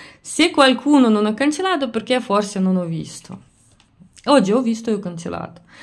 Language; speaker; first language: Italian; non-native, fluent; Lithuanian